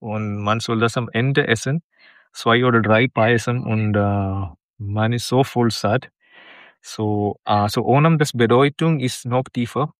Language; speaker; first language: German; non-native, learner; Malayalam